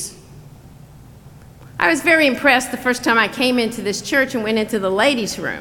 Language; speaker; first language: English; native; English